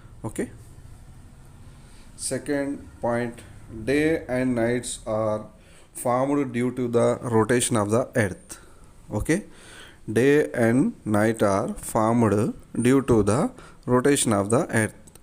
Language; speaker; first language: English; non-native, local second language; Telugu